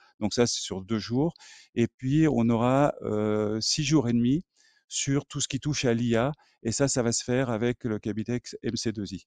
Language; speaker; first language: French; native; French